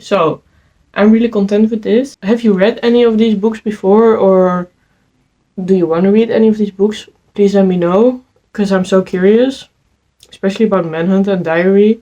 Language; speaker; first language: English; non-native, fluent; Dutch